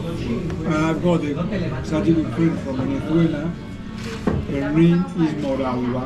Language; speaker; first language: English; non-native, fluent; Spanish